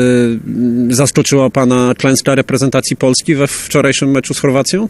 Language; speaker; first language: Polish; native; Polish